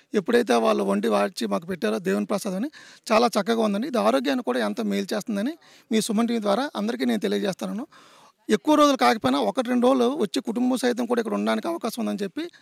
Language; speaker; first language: Telugu; native; Telugu